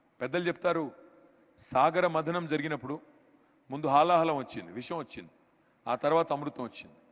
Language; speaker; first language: Telugu; native; Telugu